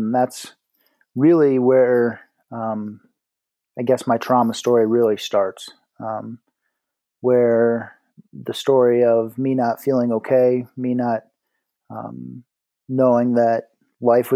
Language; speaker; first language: English; native; English